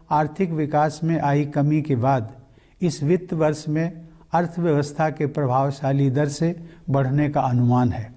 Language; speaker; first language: Hindi; native; Hindi